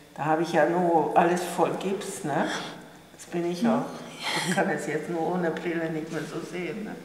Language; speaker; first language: German; non-native, fluent; Hungarian